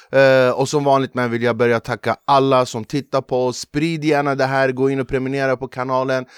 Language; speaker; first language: Swedish; early bilingual, other home language; Kurdish